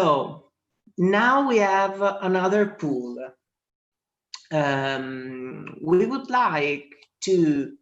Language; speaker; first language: English; non-native, fluent; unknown